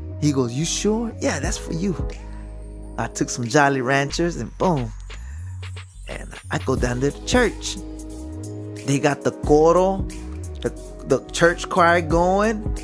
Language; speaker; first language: English; early bilingual, other home language; Spanish